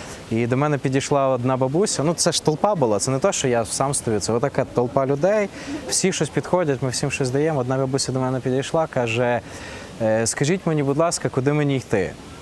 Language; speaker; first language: Ukrainian; non-native, local second language; Russian